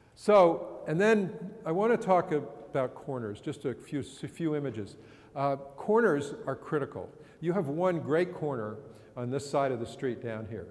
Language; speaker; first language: English; native; English